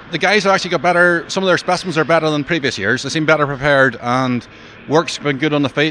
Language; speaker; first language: English; native; English